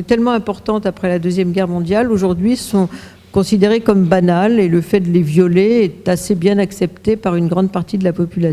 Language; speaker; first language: French; native; French